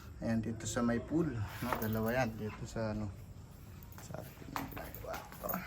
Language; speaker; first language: Filipino; non-native, local second language; Iloko